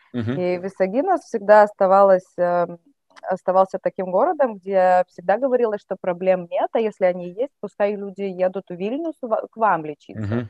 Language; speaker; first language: Russian; native; Russian